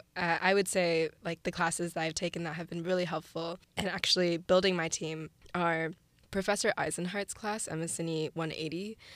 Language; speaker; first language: English; early bilingual, other home language; Chinese